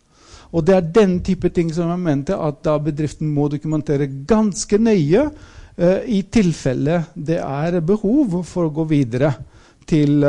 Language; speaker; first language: Norwegian; non-native, fluent; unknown